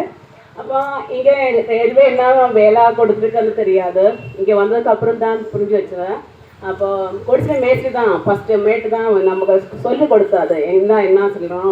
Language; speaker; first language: Tamil; non-native, learner; Malayalam